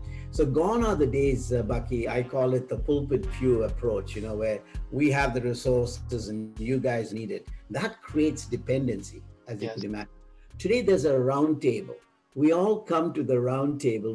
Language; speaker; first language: English; non-native, local second language; Tamil